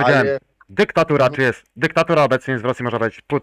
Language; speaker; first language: Polish; native; Polish